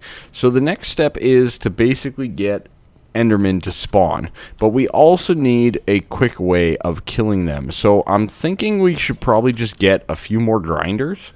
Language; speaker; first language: English; native; English